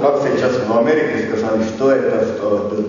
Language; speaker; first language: Russian; non-native, learner; Estonian